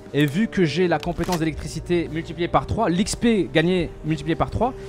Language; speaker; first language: French; non-native, local second language; Arabic